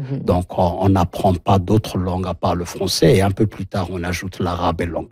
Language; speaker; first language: French; non-native, local second language; Somali